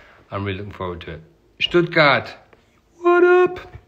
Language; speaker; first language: English; native; English